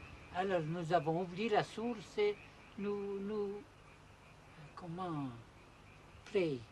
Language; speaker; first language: French; non-native, fluent; Japanese